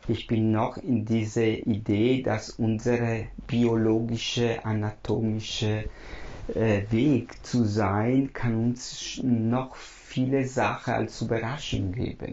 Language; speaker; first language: German; non-native, fluent; Italian